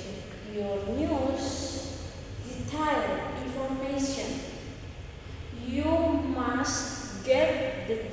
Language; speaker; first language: English; non-native, learner; Indonesian